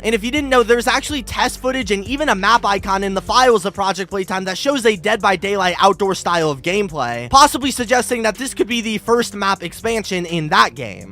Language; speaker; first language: English; native; English